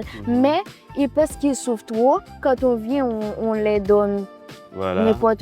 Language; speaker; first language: French; non-native, local second language; Haitian Creole